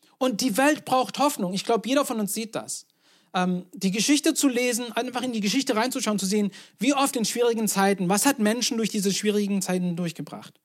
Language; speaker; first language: German; non-native, fluent; English